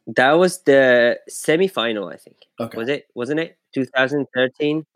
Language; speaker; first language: English; non-native, fluent; French